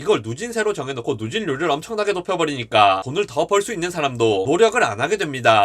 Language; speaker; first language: Korean; native; Korean